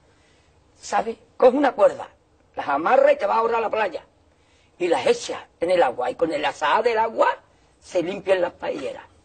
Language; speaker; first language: Spanish; native; Spanish